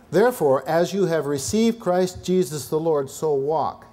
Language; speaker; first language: English; native; English